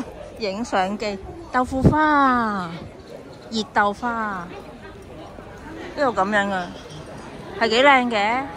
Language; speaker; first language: Chinese; native; Chinese